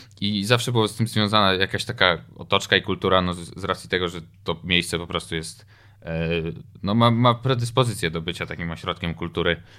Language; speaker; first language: Polish; native; Polish